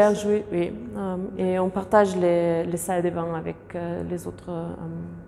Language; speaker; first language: French; non-native, fluent; German